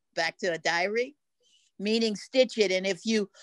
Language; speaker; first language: English; native; English